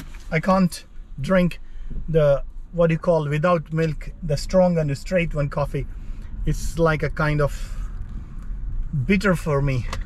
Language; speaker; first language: English; non-native, local second language; Urdu